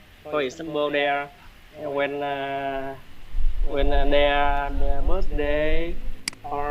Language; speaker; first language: English; non-native, learner; Vietnamese